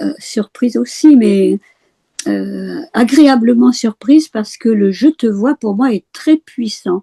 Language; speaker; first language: French; native; French